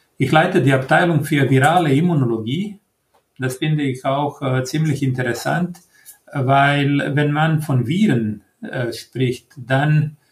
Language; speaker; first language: German; non-native, fluent; Croatian